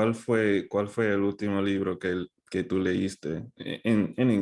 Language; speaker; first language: Spanish; non-native, fluent; English